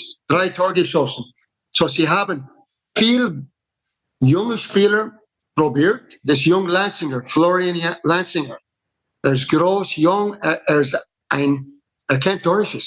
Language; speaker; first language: German; non-native, learner; English